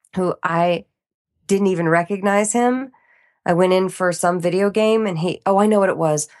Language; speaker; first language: English; native; English